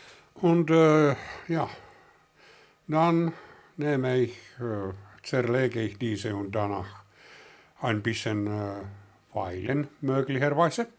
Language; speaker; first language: German; non-native, learner; Finnish